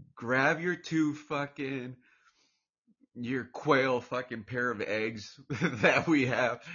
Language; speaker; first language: English; early bilingual, other home language; Spanish